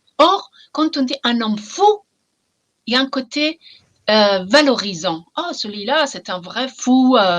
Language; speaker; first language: French; non-native, fluent; Persian